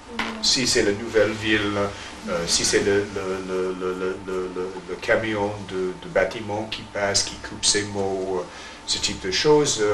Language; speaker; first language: French; non-native, fluent; English